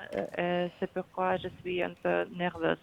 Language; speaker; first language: French; non-native, learner; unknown